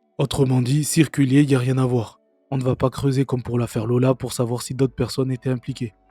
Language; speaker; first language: French; native; French